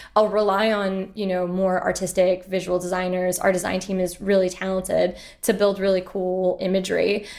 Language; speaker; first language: English; native; English